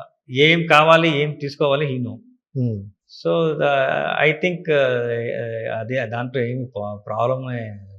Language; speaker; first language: Telugu; non-native, learner; Kannada